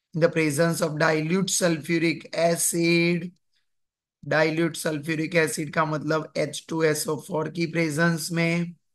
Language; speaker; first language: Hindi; non-native, local second language; Gujarati